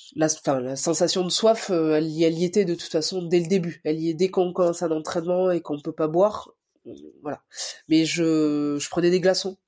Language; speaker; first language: French; native; French